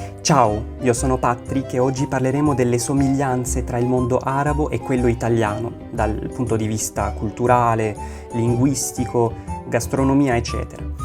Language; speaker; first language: Italian; non-native, fluent; Arabic